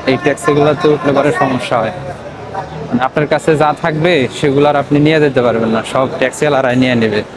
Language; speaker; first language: Bangla; native; Bangla